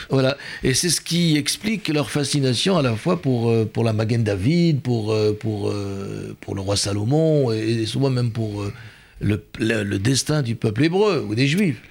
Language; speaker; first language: French; native; French